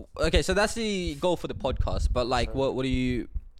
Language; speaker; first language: English; non-native, local second language; Sinhala